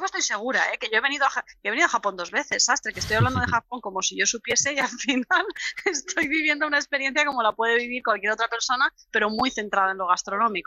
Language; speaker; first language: Spanish; native; Spanish